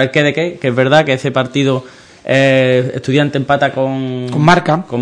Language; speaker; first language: Spanish; native; Spanish